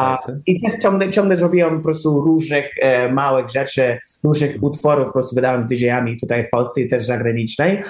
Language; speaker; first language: Polish; early bilingual, heritage; English